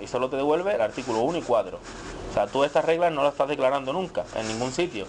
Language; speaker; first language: Spanish; native; Spanish